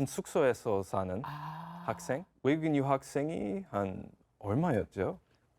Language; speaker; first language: Korean; non-native, fluent; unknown